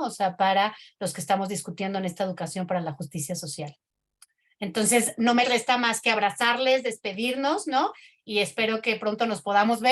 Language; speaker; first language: Spanish; native; Spanish